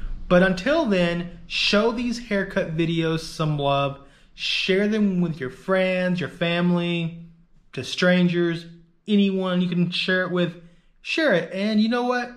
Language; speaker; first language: English; native; English